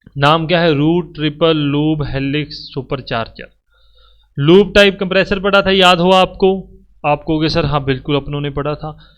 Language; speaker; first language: Hindi; native; Hindi